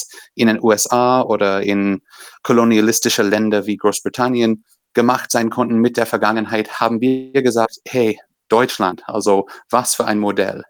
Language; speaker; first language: German; non-native, fluent; English